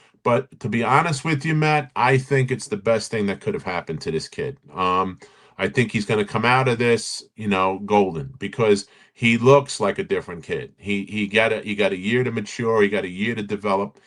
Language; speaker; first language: English; native; English